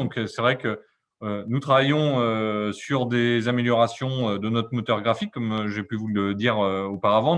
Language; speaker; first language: French; native; French